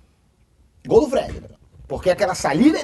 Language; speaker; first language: Portuguese; native; Portuguese